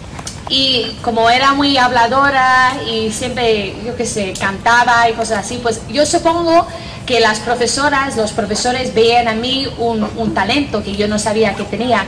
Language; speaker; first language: Spanish; non-native, fluent; English